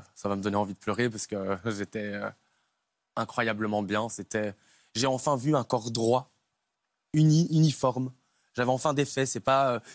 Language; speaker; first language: French; native; French